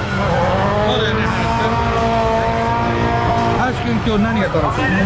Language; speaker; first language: Japanese; native; Japanese